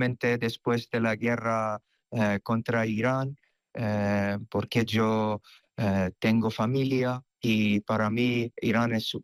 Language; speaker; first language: Spanish; non-native, fluent; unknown